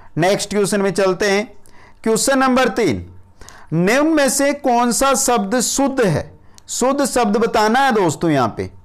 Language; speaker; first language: Hindi; native; Hindi